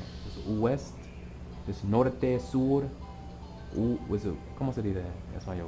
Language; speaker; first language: Spanish; non-native, learner; English